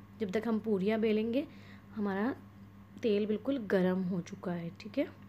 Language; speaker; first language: Hindi; native; Hindi